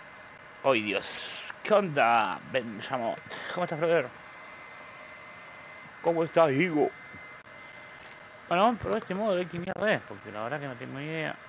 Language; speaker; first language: Spanish; native; Spanish